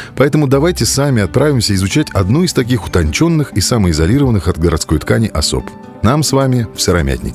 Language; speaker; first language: Russian; native; Russian